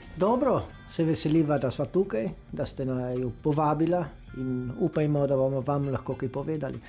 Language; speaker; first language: Slovenian; native; Slovenian